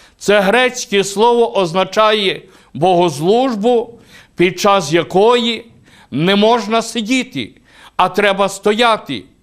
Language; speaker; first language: Ukrainian; native; Ukrainian